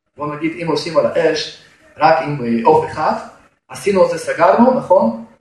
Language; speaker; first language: Hebrew; non-native, fluent; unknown